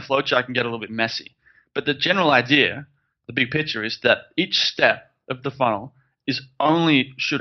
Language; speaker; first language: English; native; English